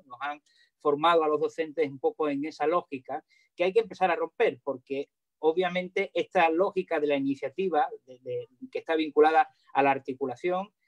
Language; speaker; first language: Spanish; native; Spanish